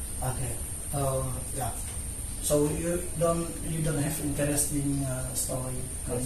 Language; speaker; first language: English; non-native, learner; Indonesian